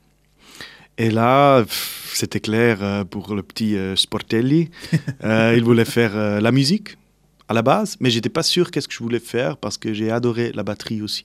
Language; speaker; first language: French; non-native, local second language; Swiss German